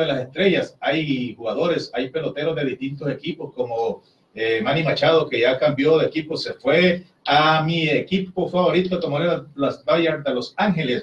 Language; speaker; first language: Spanish; native; Spanish